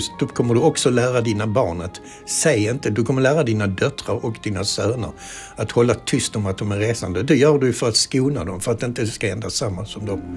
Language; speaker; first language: Swedish; native; Swedish